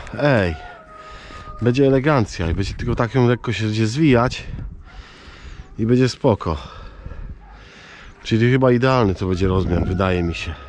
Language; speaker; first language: Polish; native; Polish